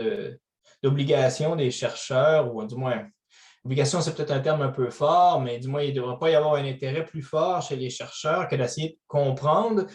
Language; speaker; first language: French; native; French